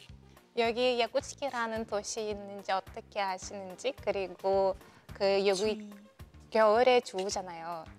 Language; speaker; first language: Korean; non-native, learner; Yakut